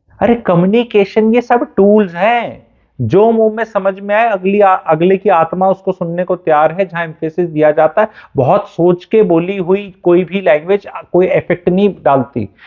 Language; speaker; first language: Hindi; native; Hindi